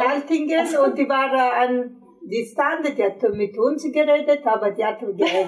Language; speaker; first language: German; non-native, fluent; Italian